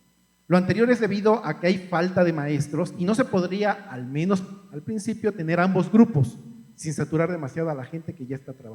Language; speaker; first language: Spanish; native; Spanish